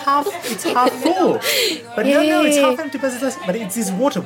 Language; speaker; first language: English; non-native, fluent; Catalan